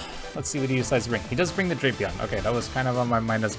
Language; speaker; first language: English; native; English